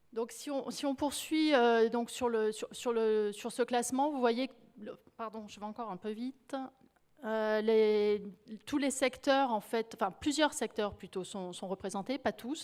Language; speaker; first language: French; native; French